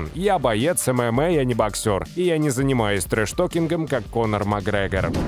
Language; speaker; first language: Russian; native; Russian